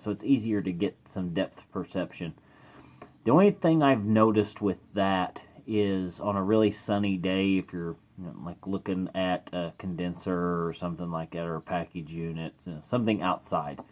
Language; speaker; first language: English; native; English